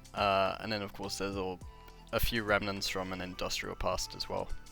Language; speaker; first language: English; native; English